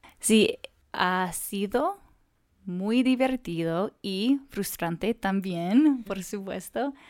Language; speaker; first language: Spanish; non-native, learner; English